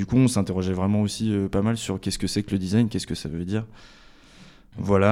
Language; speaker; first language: French; native; French